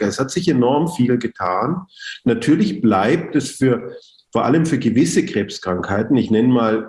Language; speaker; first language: German; native; German